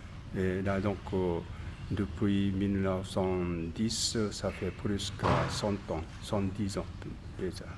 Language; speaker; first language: French; non-native, learner; Japanese